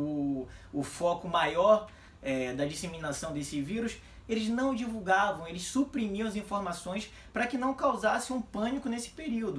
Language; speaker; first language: Portuguese; native; Portuguese